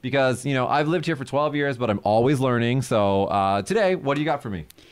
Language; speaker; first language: English; early bilingual, other home language; Japanese